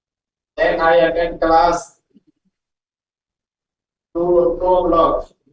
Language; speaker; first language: English; non-native, learner; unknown